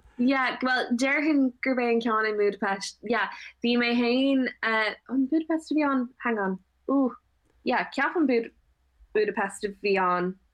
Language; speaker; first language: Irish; non-native, local second language; English